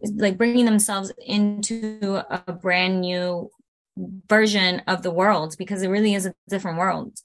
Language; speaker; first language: English; early bilingual, other home language; Spanish